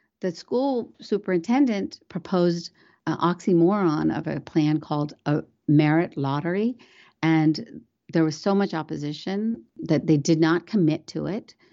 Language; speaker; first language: English; early bilingual, other home language; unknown